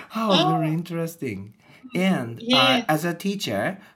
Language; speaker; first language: English; non-native, learner; Japanese